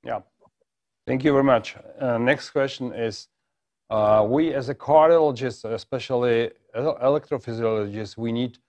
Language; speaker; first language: English; non-native, fluent; Czech